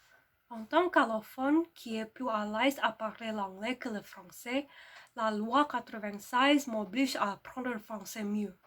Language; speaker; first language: French; non-native, fluent; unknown